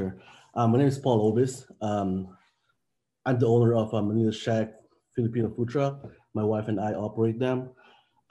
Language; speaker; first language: English; non-native, local second language; Filipino